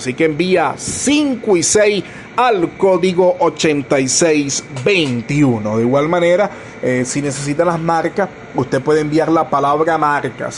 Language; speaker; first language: Spanish; native; Spanish